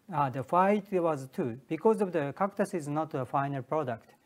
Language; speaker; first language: English; non-native, learner; Japanese